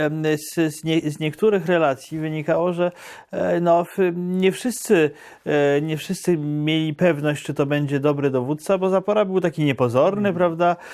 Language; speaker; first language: Polish; native; Polish